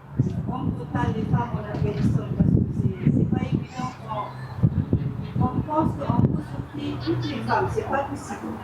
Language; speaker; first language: French; non-native, learner; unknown